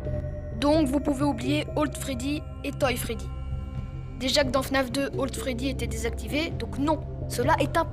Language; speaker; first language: French; native; French